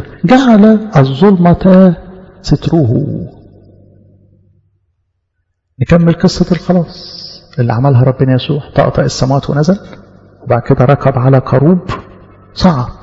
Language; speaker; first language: Arabic; native; Arabic